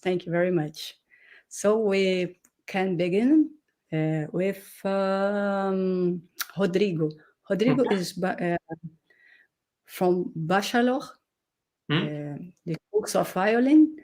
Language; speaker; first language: English; non-native, fluent; Portuguese